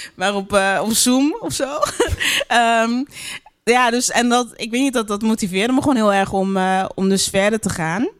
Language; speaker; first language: Dutch; native; Dutch